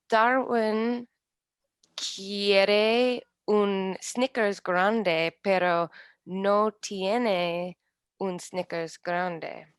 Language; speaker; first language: Spanish; non-native, learner; English